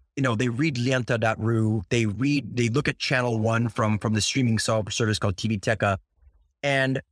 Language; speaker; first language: English; early bilingual, other home language; Russian